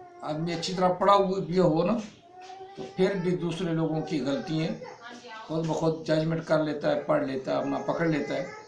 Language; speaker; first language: Urdu; native; Urdu